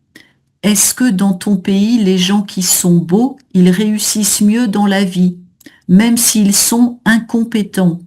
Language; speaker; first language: French; native; French